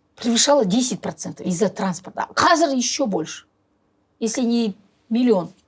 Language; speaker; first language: Russian; non-native, local second language; Kazakh